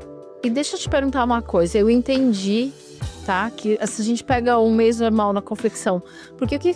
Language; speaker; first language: Portuguese; native; Portuguese